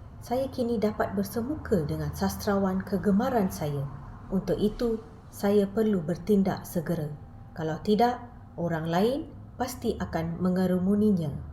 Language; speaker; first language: Malay; non-native, local second language; Tamil